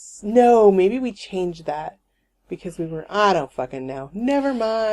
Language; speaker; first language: English; native; English